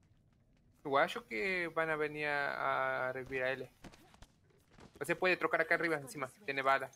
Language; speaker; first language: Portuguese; non-native, learner; Spanish